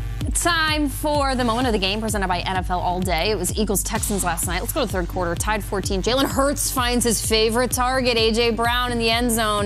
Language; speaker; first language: English; native; English